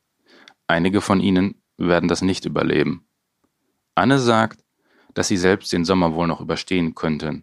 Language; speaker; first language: German; native; German